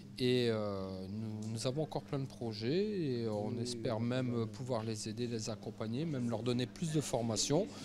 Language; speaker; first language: French; native; French